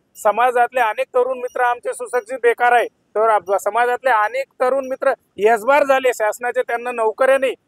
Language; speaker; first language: Marathi; non-native, local second language; Lambadi